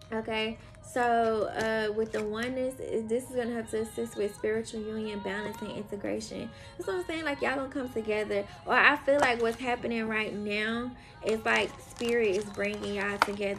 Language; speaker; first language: English; native; English